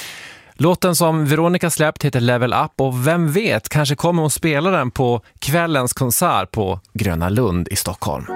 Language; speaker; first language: Swedish; native; Swedish